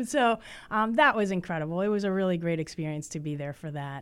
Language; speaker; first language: English; early bilingual, other home language; Spanish